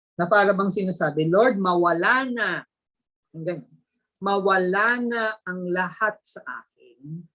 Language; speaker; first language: Filipino; native; Filipino